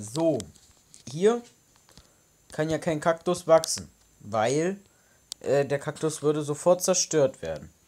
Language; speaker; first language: German; native; German